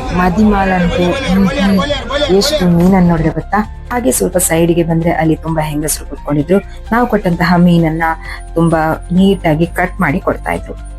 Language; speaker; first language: Kannada; native; Kannada